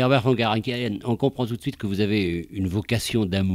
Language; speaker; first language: French; native; French